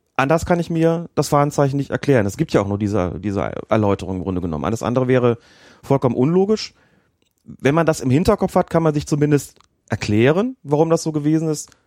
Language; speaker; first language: German; native; German